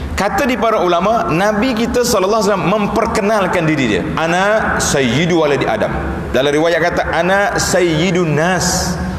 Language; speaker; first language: Malay; native; Malay